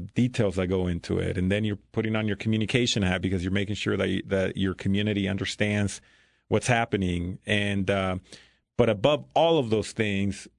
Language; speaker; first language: English; early bilingual, other home language; Spanish